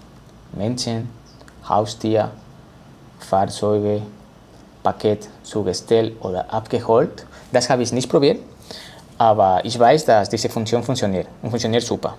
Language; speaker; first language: German; non-native, learner; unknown